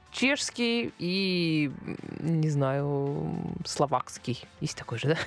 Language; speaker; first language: Russian; native; Russian